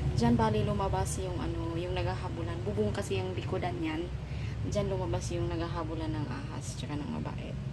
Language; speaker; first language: Filipino; non-native, local second language; Cebuano